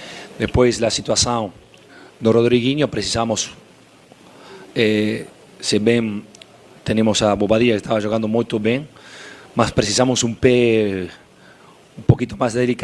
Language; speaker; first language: Portuguese; non-native, fluent; Spanish